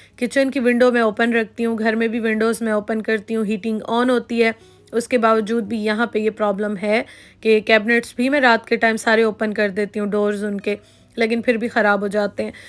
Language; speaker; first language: Urdu; native; Urdu